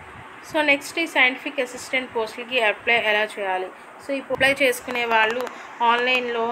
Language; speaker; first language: Telugu; native; Telugu